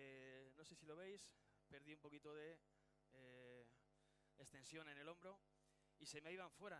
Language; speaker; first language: Spanish; native; Spanish